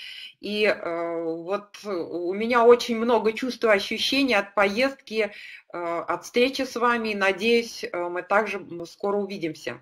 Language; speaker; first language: Russian; native; Russian